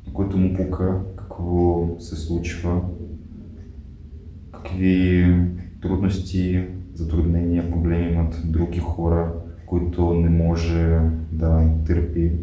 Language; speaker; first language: Bulgarian; non-native, fluent; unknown